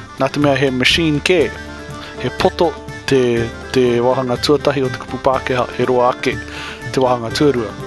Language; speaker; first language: Māori; non-native, local second language; English